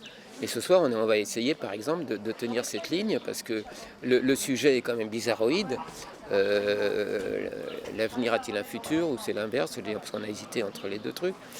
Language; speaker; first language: French; native; French